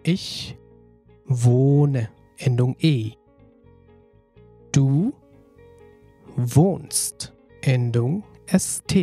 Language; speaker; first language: German; non-native, fluent; Nepali